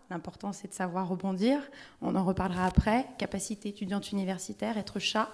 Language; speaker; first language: French; native; French